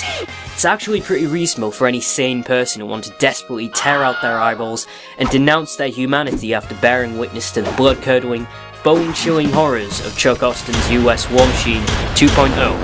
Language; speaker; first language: English; native; English